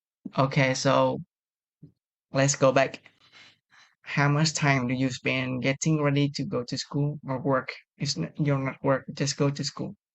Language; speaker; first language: English; non-native, fluent; Vietnamese